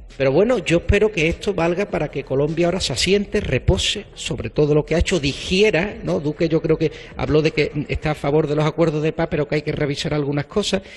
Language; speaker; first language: Spanish; native; Spanish